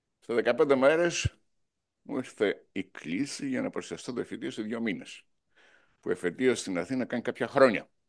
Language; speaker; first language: Greek; non-native, local second language; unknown